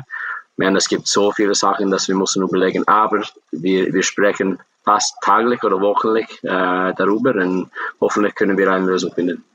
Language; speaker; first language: German; non-native, fluent; English